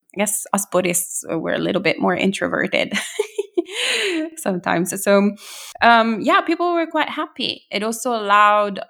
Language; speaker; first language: English; non-native, fluent; Italian